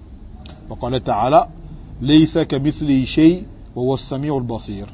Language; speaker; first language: Arabic; non-native, fluent; French